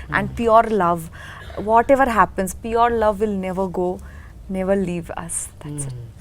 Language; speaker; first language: Telugu; non-native, learner; Bangla